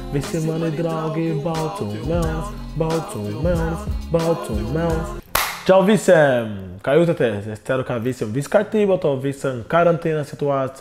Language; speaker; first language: Latvian; non-native, learner; Portuguese